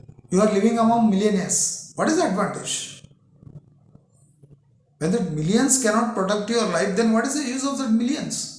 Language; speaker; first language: English; non-native, local second language; Telugu